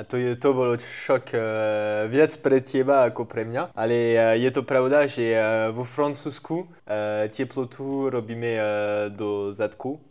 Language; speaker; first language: Slovak; non-native, fluent; French